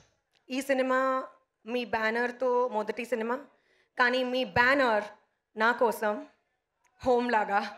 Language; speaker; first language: Telugu; non-native, learner; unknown